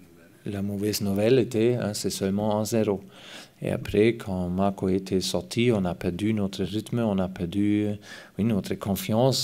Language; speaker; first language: French; non-native, fluent; German